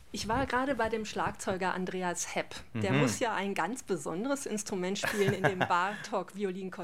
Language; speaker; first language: German; native; German